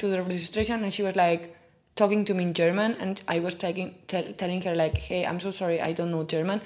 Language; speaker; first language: English; non-native, fluent; Spanish